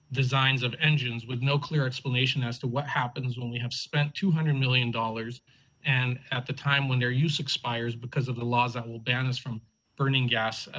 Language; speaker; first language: English; native; English